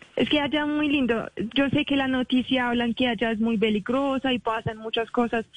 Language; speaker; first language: Spanish; non-native, fluent; Arabic